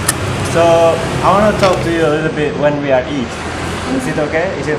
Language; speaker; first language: English; non-native, learner; Indonesian